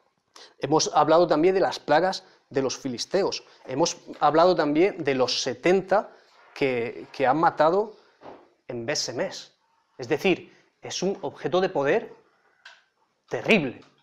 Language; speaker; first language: Spanish; native; Spanish